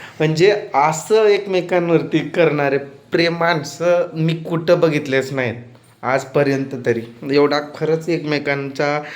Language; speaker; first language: Marathi; native; Marathi